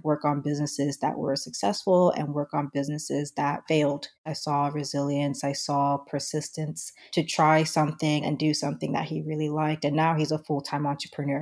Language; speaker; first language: English; native; English